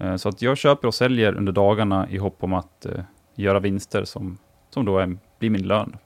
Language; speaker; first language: Swedish; native; Swedish